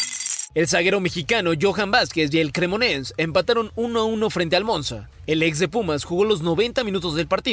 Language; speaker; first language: Spanish; native; Spanish